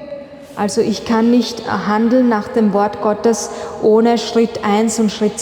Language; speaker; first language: German; non-native, fluent; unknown